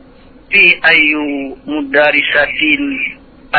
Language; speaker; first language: Arabic; non-native, learner; Indonesian